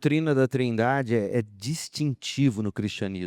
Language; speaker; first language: Portuguese; native; Portuguese